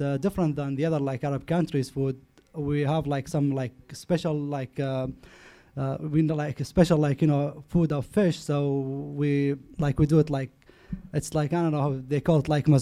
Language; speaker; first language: English; non-native, learner; Arabic